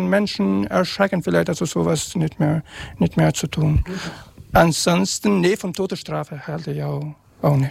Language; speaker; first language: German; non-native, fluent; Serbian